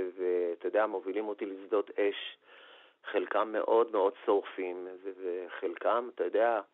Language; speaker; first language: Hebrew; non-native, fluent; Persian